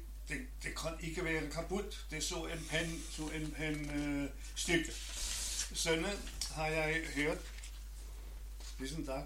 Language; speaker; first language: Danish; non-native, learner; German